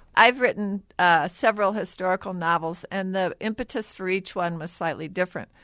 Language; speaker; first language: English; native; English